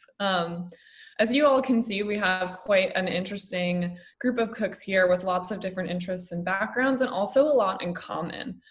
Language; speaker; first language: English; native; English